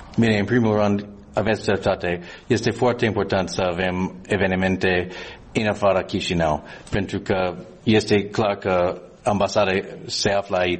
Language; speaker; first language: Romanian; non-native, fluent; English